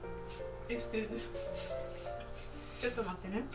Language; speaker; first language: English; non-native, fluent; Italian